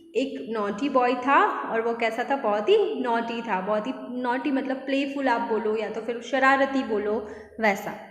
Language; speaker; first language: Hindi; non-native, local second language; Gujarati